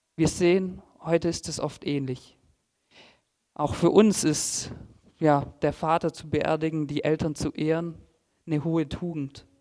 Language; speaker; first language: German; native; German